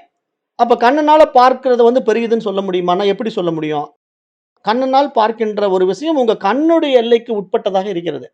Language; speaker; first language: Tamil; native; Tamil